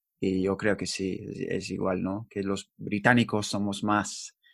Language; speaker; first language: Spanish; non-native, learner; English